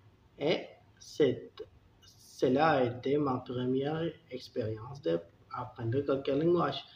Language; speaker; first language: French; non-native, learner; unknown